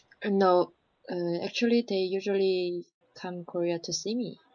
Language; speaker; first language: English; non-native, learner; Chinese